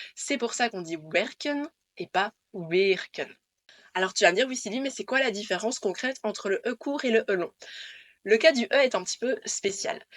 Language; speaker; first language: French; native; French